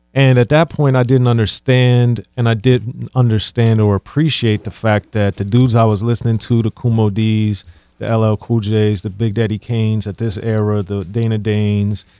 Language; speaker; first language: English; native; English